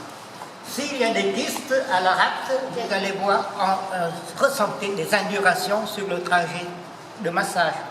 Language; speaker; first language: French; native; French